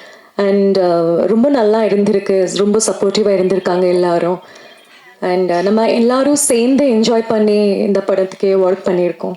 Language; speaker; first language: Tamil; non-native, fluent; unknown